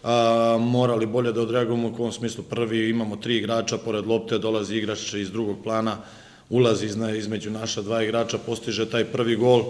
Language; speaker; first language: Serbian; native; Serbian